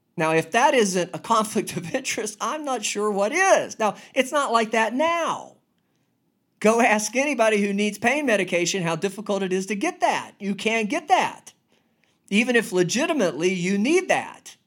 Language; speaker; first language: English; native; English